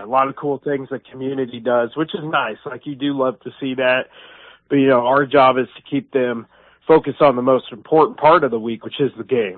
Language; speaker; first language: English; native; English